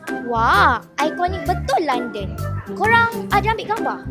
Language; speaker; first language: Malay; native; Malay